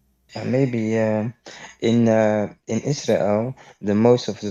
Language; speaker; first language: English; non-native, fluent; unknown